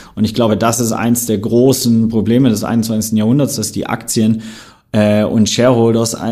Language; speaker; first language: German; native; German